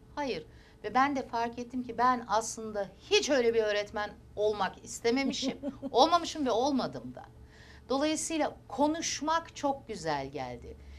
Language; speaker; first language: Turkish; early bilingual, heritage; Turkish